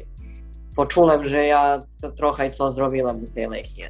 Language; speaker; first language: Polish; non-native, learner; Serbian